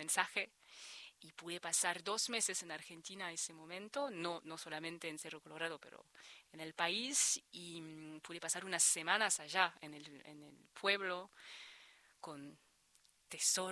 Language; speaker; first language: Spanish; non-native, fluent; French